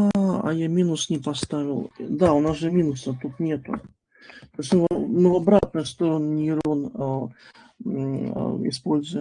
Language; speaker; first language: Russian; native; Russian